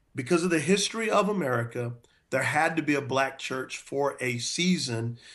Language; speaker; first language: English; native; English